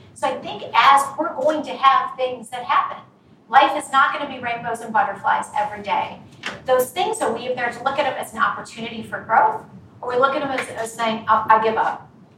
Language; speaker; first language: English; native; English